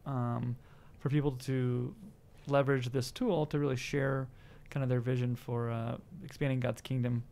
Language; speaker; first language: English; native; English